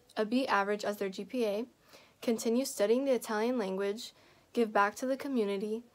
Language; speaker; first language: English; native; English